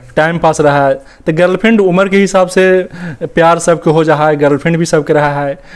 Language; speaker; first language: Hindi; native; Hindi